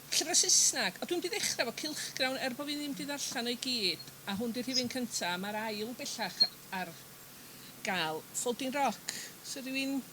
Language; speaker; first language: Welsh; native; Welsh